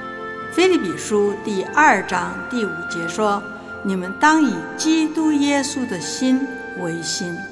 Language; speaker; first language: Chinese; native; Chinese